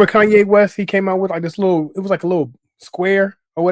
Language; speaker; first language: English; native; English